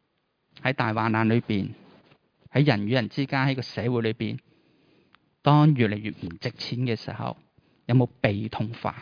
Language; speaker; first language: Chinese; native; Chinese